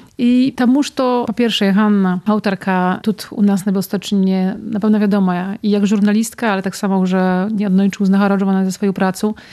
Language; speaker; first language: Belarusian; native; Belarusian